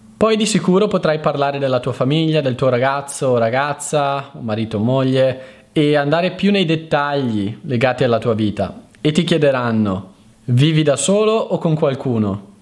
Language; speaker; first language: Italian; native; Italian